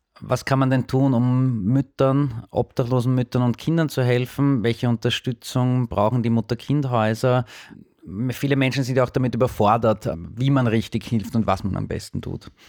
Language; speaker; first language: German; native; German